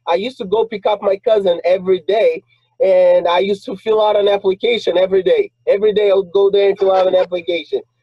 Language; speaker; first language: English; non-native, fluent; Portuguese